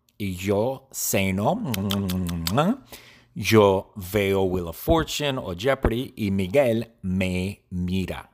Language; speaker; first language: Spanish; non-native, learner; English